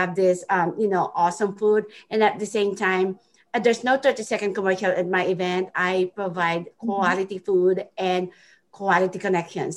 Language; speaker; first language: English; non-native, local second language; Filipino